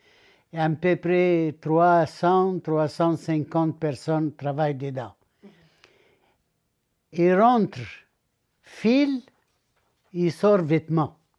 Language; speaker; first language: French; non-native, learner; Arabic